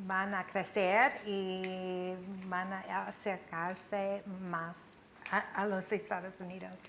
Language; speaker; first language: Spanish; non-native, fluent; English